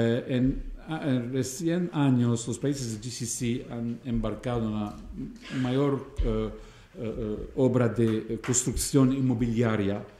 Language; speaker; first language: Spanish; non-native, fluent; Arabic